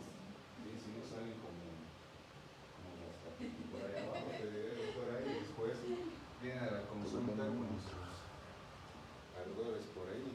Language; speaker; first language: Spanish; native; Spanish